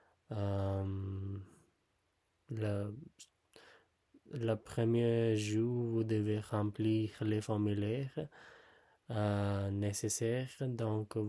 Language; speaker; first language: French; non-native, learner; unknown